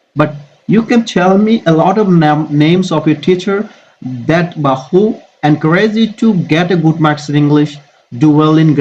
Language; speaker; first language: English; non-native, fluent; Bangla